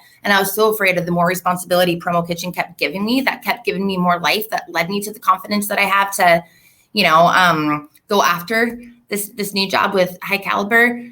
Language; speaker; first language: English; native; English